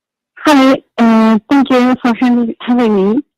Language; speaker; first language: English; non-native, learner; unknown